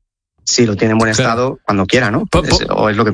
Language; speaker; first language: Spanish; native; Spanish